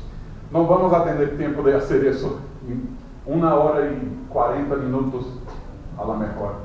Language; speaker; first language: Spanish; non-native, fluent; Portuguese